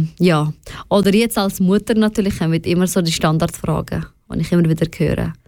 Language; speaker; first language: German; early bilingual, other home language; Persian